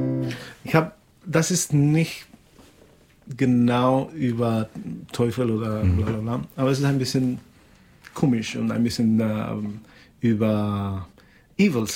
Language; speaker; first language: German; non-native, fluent; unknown